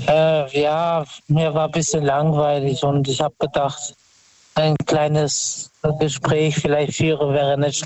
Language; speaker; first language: German; non-native, fluent; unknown